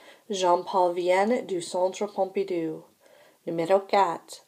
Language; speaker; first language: French; non-native, fluent; English